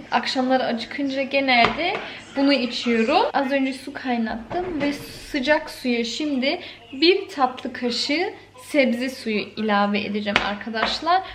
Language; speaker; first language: Turkish; early bilingual, heritage; Turkish